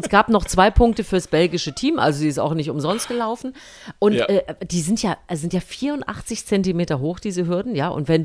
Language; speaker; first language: German; native; German